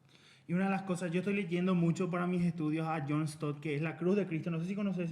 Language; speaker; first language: Spanish; native; Spanish